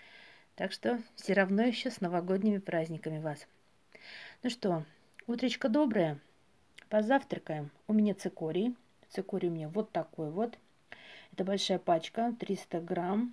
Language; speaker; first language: Russian; native; Russian